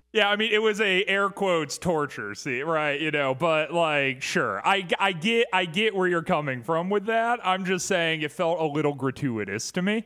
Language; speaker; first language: English; native; English